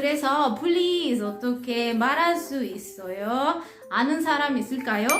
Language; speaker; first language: Korean; non-native, learner; Italian